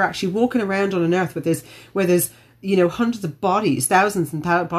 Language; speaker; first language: English; native; English